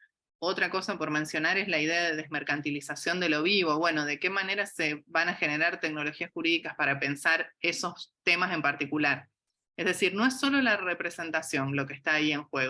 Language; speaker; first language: Spanish; native; Spanish